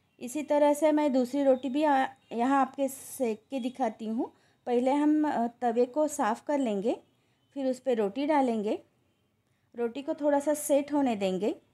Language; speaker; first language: Hindi; non-native, local second language; Marathi